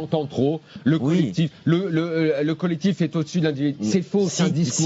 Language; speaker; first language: French; native; French